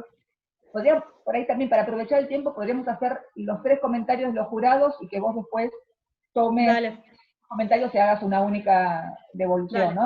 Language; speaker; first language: Spanish; native; Spanish